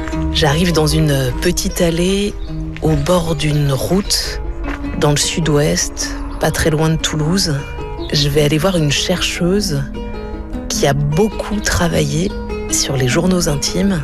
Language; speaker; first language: French; native; French